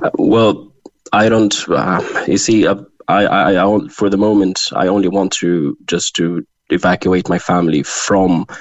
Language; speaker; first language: English; non-native, fluent; Arabic